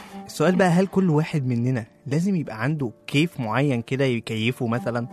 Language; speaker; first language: Arabic; native; Arabic